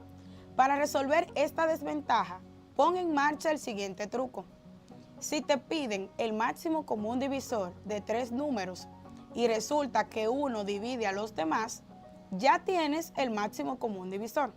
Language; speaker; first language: Spanish; native; Spanish